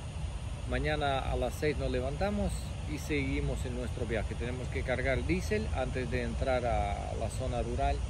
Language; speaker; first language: Spanish; native; Spanish